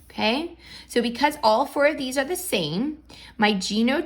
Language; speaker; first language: English; native; English